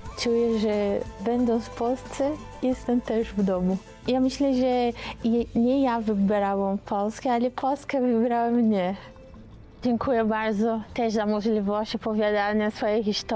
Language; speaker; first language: Polish; non-native, learner; Portuguese